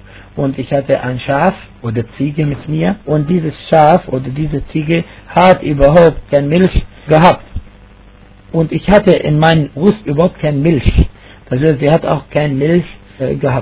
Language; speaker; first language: German; non-native, fluent; Arabic